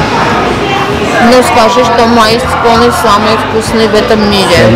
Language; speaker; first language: Russian; non-native, fluent; Armenian